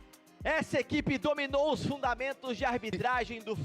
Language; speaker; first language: Portuguese; native; Portuguese